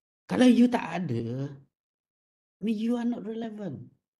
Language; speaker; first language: English; non-native, local second language; Malay